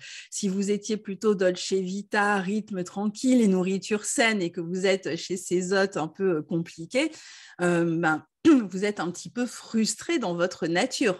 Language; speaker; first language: French; native; French